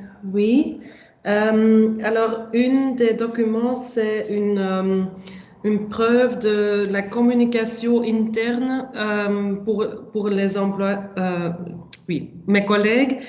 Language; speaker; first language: French; non-native, local second language; Dutch